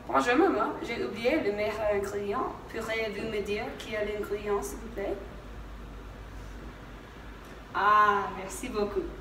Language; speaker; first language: French; non-native, learner; English